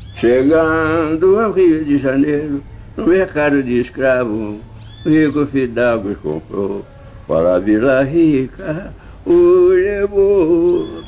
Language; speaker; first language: Portuguese; native; Portuguese